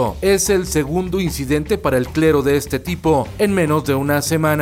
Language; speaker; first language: Spanish; native; Spanish